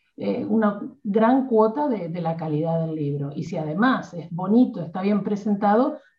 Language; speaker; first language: Spanish; native; Spanish